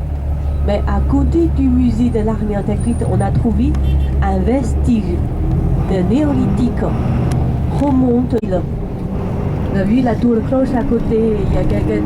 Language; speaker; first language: French; non-native, learner; Chinese